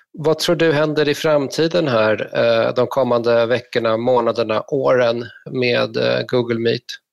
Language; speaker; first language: Swedish; native; Swedish